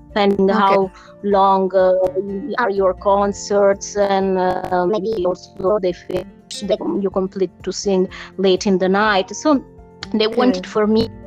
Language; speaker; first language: English; non-native, fluent; Italian